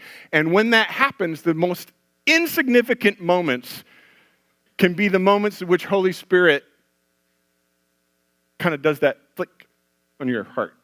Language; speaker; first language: English; native; English